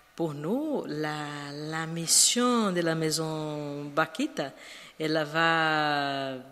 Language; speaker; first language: French; non-native, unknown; Portuguese